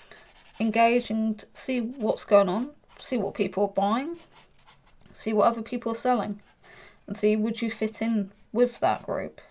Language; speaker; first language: English; native; English